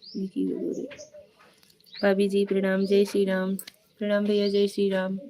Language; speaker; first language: Hindi; native; Hindi